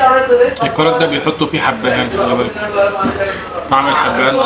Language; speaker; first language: Arabic; native; Arabic